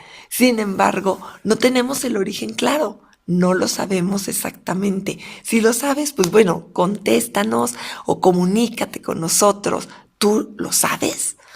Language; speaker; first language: Spanish; native; Spanish